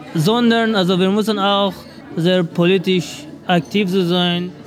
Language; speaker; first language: German; non-native, learner; Persian